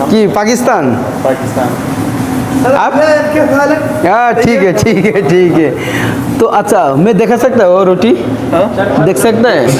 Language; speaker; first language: Hindi; non-native, learner; Bangla